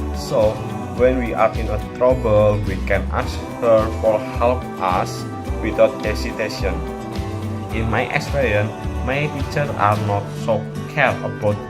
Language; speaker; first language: English; non-native, learner; Indonesian